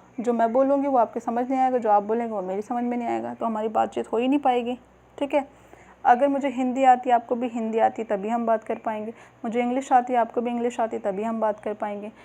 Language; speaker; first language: Hindi; native; Hindi